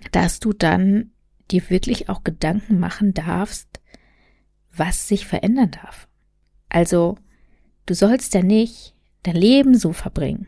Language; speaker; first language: German; native; German